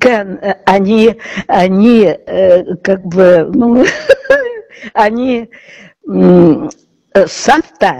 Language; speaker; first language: Hebrew; non-native, learner; Russian